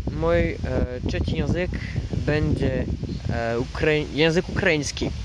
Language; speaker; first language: Polish; non-native, learner; French